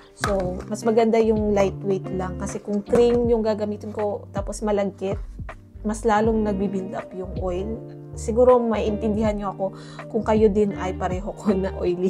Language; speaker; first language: Filipino; non-native, local second language; Cebuano